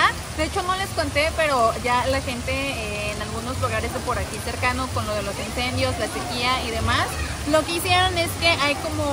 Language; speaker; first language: Spanish; native; Spanish